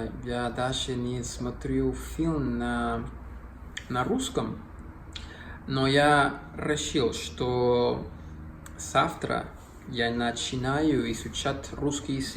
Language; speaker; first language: Russian; non-native, learner; Spanish